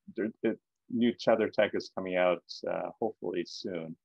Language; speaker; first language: English; native; English